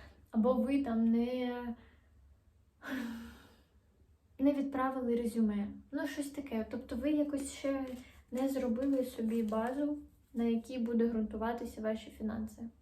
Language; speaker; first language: Ukrainian; non-native, local second language; Russian